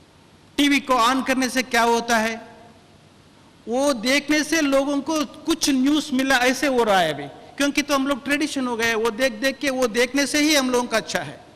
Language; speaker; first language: Hindi; non-native, local second language; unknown